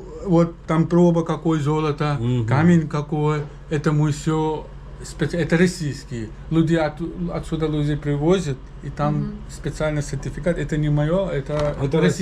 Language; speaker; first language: Russian; non-native, learner; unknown